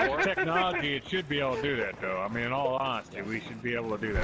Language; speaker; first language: English; native; English